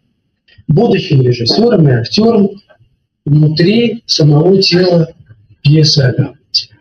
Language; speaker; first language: Russian; native; Russian